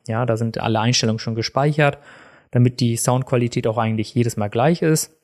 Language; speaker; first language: German; native; German